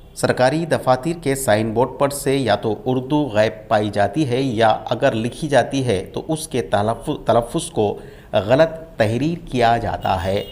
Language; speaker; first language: Urdu; native; Urdu